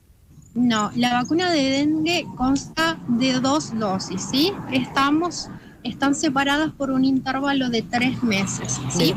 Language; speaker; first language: Spanish; native; Spanish